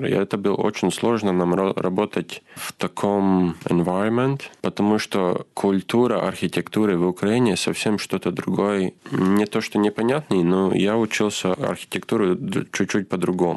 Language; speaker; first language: Russian; non-native, fluent; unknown